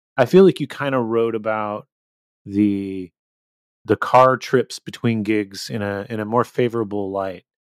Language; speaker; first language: English; native; English